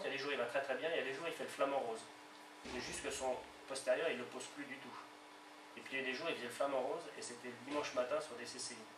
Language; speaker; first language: French; native; French